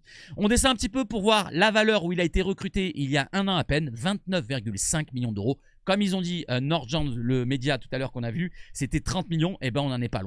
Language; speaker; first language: French; native; French